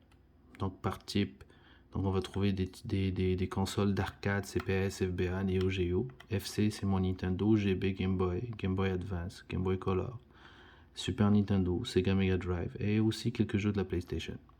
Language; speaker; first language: French; native; French